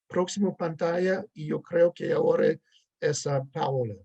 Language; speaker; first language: Spanish; non-native, fluent; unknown